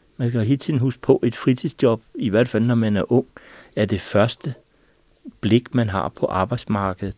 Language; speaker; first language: Danish; native; Danish